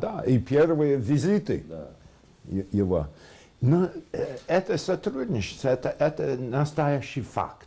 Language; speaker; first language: Russian; non-native, fluent; English